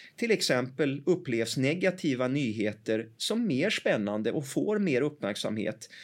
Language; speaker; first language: Swedish; early bilingual, other home language; Persian